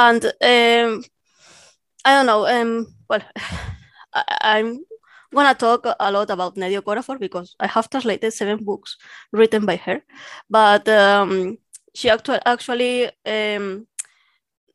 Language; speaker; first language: English; non-native, fluent; Catalan